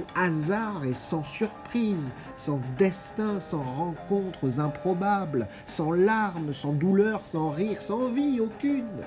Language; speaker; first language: French; native; French